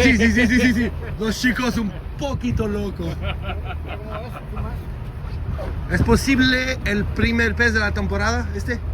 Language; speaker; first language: Spanish; non-native, learner; French